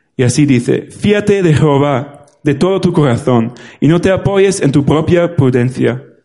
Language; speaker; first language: Spanish; non-native, fluent; German